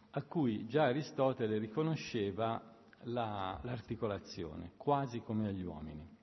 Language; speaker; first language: Italian; native; Italian